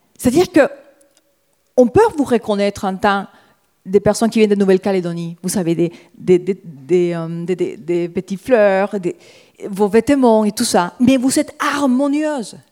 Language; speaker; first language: French; non-native, fluent; Spanish